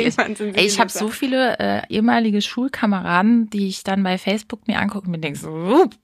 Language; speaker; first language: German; native; German